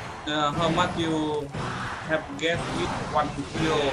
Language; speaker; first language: English; non-native, learner; Vietnamese